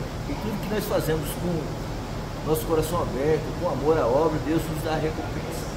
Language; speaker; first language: Portuguese; native; Portuguese